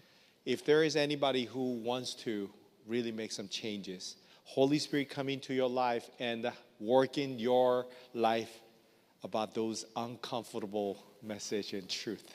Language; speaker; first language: English; non-native, fluent; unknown